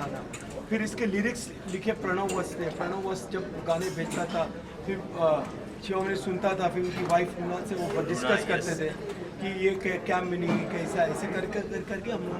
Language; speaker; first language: Hindi; native; Hindi